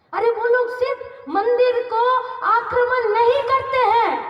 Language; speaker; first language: Hindi; non-native, local second language; Bangla